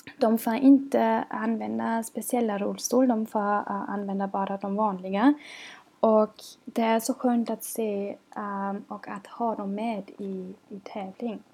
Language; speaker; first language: Swedish; non-native, learner; German